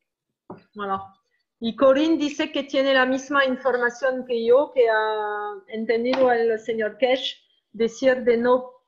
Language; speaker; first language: Spanish; non-native, learner; French